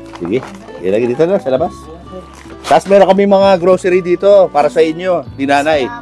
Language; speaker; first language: Filipino; native; Filipino